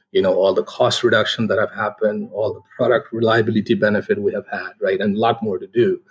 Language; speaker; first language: English; non-native, local second language; Nepali